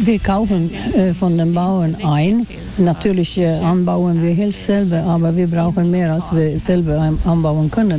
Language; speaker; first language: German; non-native, fluent; Swedish